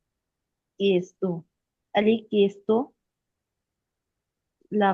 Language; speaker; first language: Italian; non-native, learner; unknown